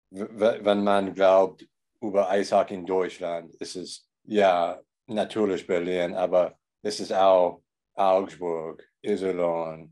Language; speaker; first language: German; non-native, learner; English